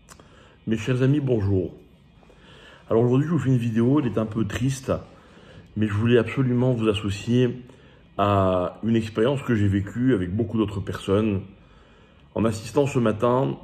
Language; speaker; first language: French; native; French